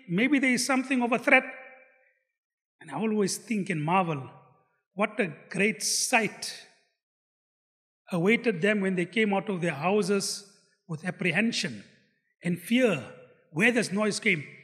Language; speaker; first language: English; non-native, local second language; Gujarati